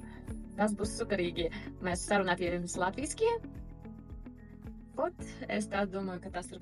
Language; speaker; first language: Latvian; early bilingual, heritage; Russian